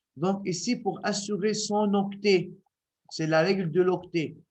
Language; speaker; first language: French; non-native, local second language; Arabic